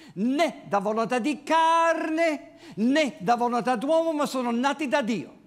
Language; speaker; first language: Italian; non-native, fluent; English